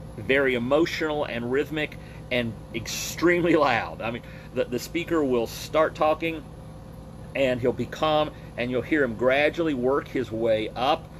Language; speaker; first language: English; native; English